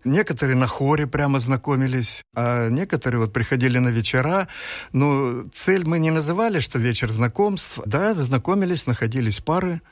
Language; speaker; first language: Russian; native; Russian